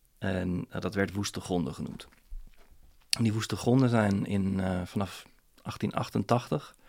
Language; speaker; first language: Dutch; native; Dutch